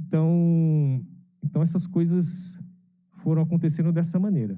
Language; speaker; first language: Portuguese; native; Portuguese